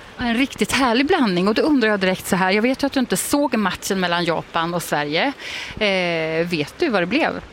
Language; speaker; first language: Swedish; native; Swedish